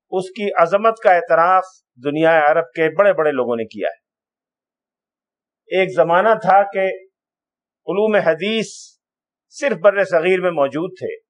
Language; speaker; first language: Urdu; native; Urdu